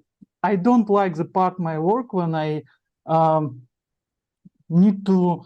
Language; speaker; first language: English; non-native, learner; Russian